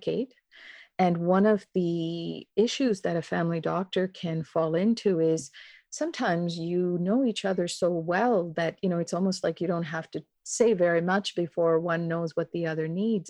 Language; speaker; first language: English; non-native, local second language; Tamil